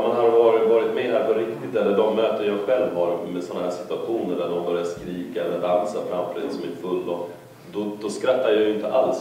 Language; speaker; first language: Swedish; native; Swedish